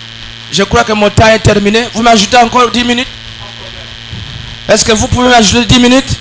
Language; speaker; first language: French; non-native, local second language; Lingala